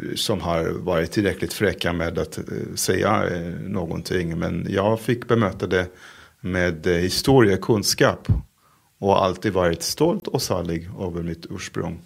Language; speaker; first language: Swedish; non-native, fluent; Hebrew